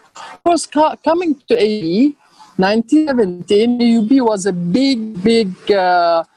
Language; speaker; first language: English; non-native, fluent; Arabic